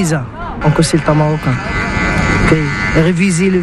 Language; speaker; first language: French; non-native, learner; Arabic